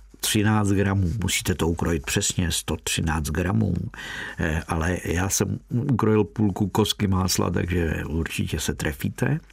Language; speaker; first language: Czech; native; Czech